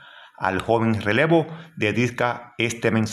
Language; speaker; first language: Spanish; native; Spanish